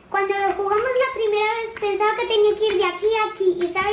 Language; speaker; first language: Spanish; native; Spanish